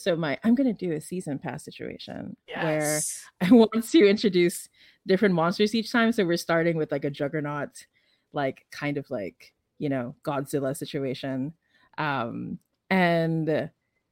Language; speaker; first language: English; non-native, local second language; Filipino